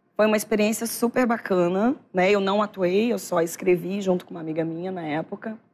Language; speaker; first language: Portuguese; native; Portuguese